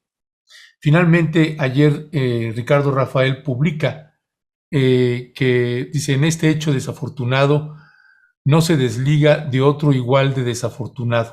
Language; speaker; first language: Spanish; native; Spanish